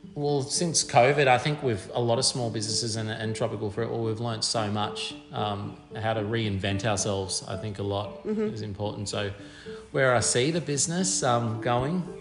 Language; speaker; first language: English; native; English